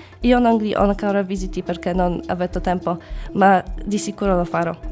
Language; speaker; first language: Italian; non-native, learner; Polish